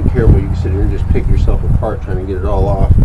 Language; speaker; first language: English; native; English